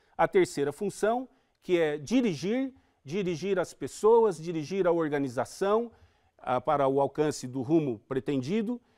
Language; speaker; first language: Portuguese; native; Portuguese